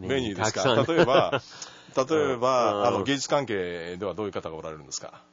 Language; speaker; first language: Japanese; native; Japanese